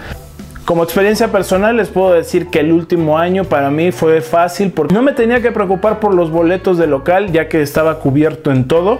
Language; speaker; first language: Spanish; native; Spanish